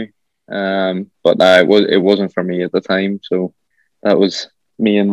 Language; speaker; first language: English; native; English